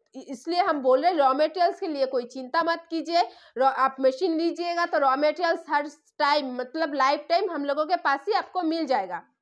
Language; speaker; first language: Hindi; non-native, local second language; Bangla